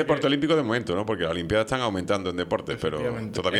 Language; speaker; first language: Spanish; native; Spanish